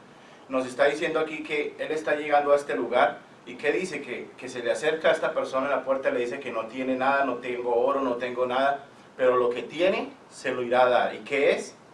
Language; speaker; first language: Spanish; native; Spanish